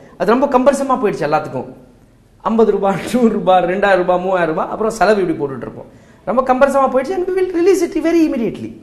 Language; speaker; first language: Tamil; non-native, local second language; Marwari